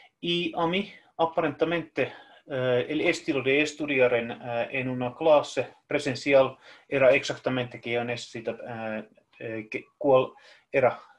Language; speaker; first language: Spanish; non-native, fluent; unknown